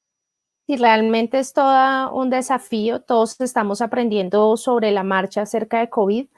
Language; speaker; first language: Spanish; native; Spanish